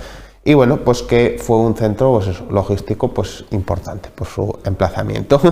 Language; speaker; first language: Spanish; native; Spanish